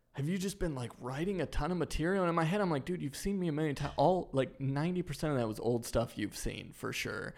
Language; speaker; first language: English; native; English